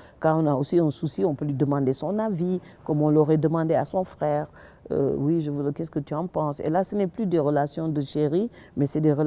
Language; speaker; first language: French; non-native, local second language; Wolof